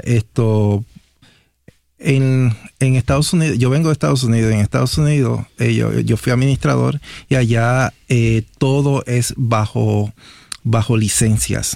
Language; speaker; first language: Spanish; native; Spanish